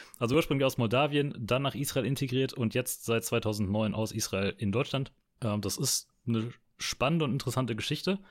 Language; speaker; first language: German; native; German